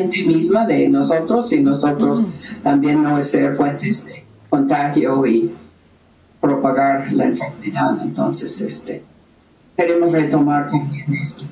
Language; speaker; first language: Spanish; native; Spanish